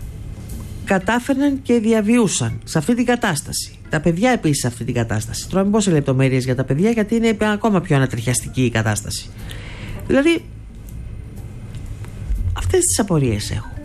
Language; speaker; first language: Greek; native; Greek